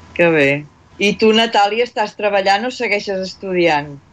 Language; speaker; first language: Catalan; native; Catalan